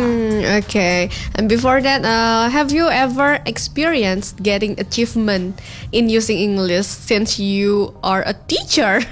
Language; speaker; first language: English; non-native, learner; Indonesian